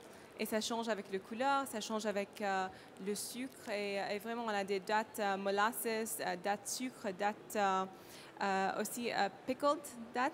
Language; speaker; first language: French; non-native, learner; Arabic